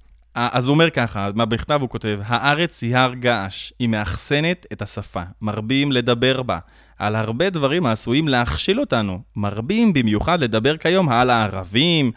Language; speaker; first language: Hebrew; native; Hebrew